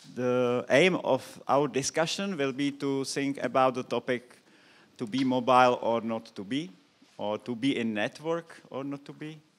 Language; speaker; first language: English; non-native, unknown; Czech